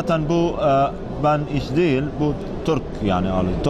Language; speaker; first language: Turkish; non-native, learner; Arabic